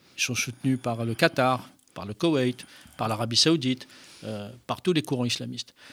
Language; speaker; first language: French; non-native, local second language; Arabic